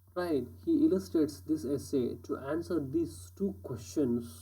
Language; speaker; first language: English; non-native, local second language; Kannada